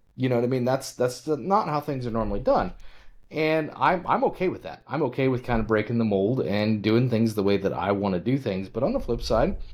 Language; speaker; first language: English; native; English